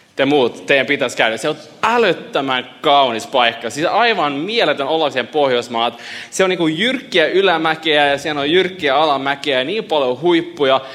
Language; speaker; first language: Finnish; early bilingual, heritage; Finnish